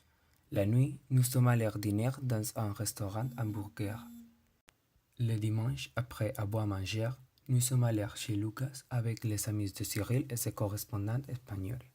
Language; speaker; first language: French; non-native, learner; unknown